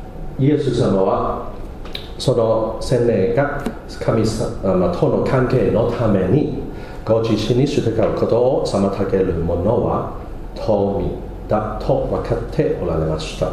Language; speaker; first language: Japanese; non-native, fluent; English